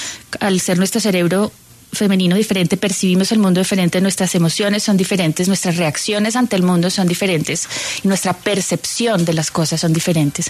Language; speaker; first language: Spanish; native; Spanish